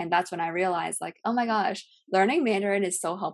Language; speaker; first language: English; early bilingual, other home language; Cantonese